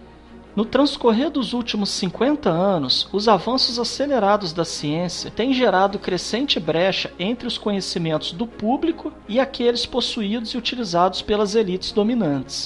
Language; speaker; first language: Portuguese; native; Portuguese